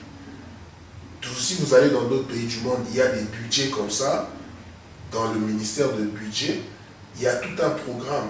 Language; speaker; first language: French; non-native, local second language; Lingala